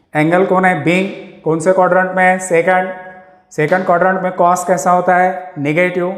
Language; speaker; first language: Hindi; non-native, local second language; Marathi